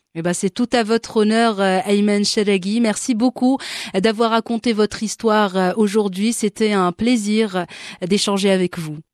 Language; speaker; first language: French; non-native, local second language; Arabic